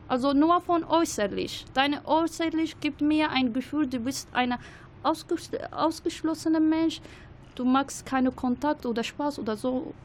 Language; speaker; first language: German; non-native, learner; Arabic